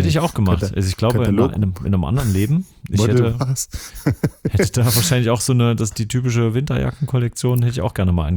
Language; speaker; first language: German; native; German